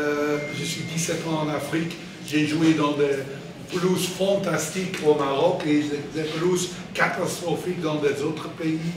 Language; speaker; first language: French; non-native, learner; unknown